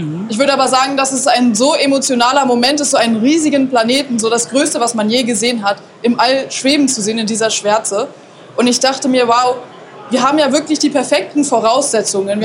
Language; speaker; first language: German; native; German